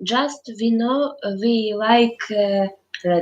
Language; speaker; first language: English; non-native, learner; Ukrainian